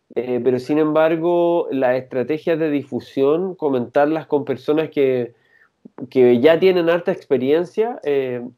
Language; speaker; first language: Spanish; native; Spanish